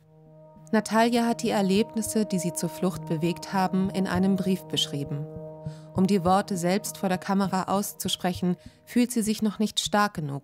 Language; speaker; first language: German; native; German